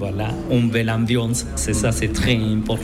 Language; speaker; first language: French; non-native, learner; Spanish